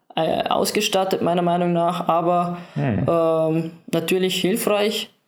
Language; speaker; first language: German; native; German